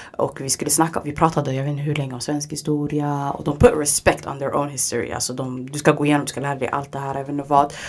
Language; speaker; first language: Swedish; early bilingual, other home language; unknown